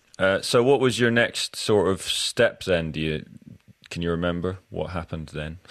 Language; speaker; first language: English; native; English